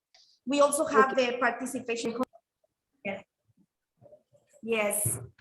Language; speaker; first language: English; non-native, fluent; Spanish